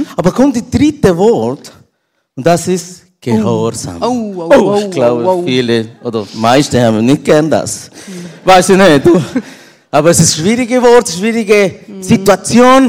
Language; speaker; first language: German; non-native, learner; Spanish